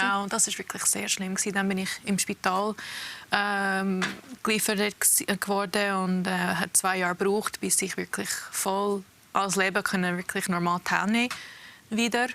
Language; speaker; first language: German; early bilingual, heritage; English